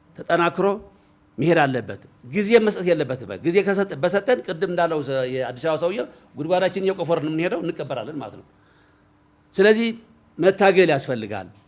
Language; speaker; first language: Amharic; non-native, local second language; Tigrinya